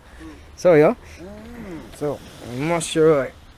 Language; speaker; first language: Japanese; non-native, learner; English